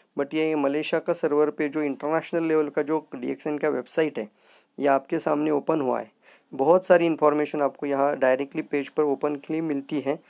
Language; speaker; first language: Hindi; non-native, local second language; Marathi